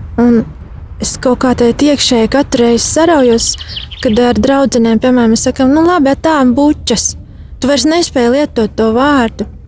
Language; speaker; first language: Latvian; native; Latvian